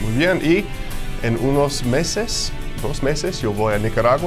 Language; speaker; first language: Spanish; non-native, fluent; English